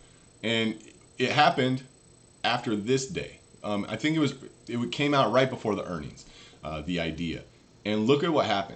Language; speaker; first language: English; native; English